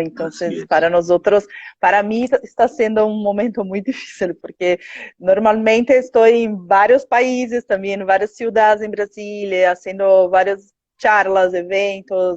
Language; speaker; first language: Spanish; non-native, learner; Portuguese